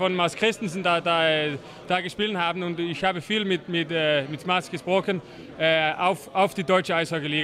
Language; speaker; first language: German; non-native, learner; Danish